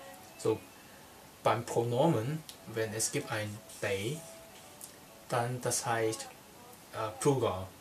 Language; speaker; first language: German; non-native, learner; Cantonese